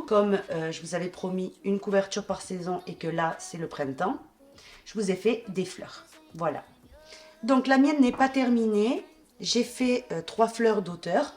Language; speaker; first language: French; native; French